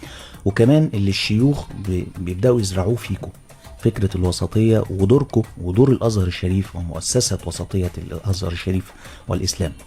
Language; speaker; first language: Arabic; native; Arabic